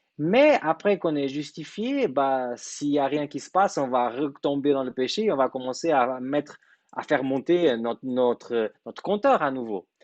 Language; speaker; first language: French; non-native, fluent; Portuguese